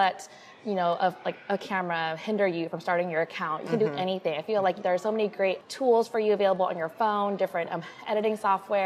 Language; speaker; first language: English; native; English